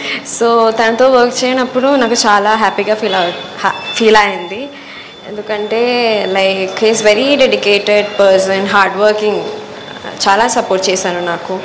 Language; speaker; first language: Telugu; non-native, learner; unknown